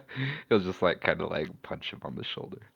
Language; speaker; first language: English; native; English